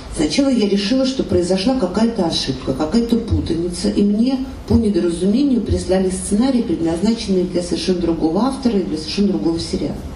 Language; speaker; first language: Russian; native; Russian